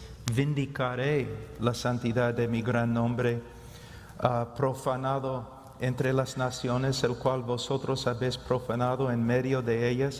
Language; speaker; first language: Spanish; non-native, fluent; English